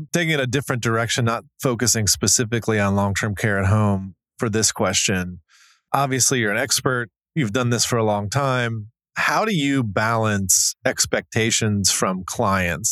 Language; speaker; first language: English; native; English